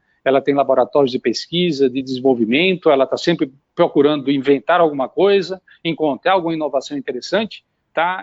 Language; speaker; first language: Portuguese; native; Portuguese